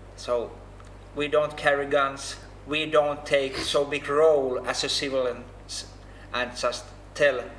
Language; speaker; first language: English; non-native, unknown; Finnish